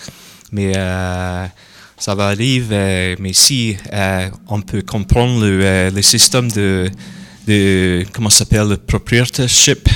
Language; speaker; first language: French; non-native, learner; English